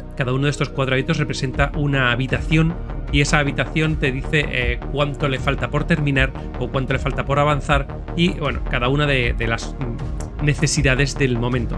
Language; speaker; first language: Spanish; native; Spanish